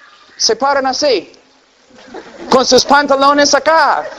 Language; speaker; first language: Spanish; non-native, fluent; English